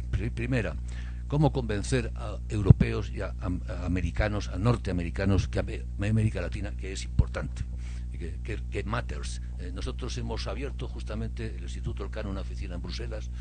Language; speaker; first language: Spanish; native; Spanish